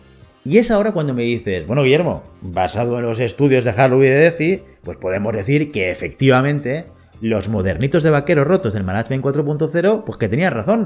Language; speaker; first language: Spanish; native; Spanish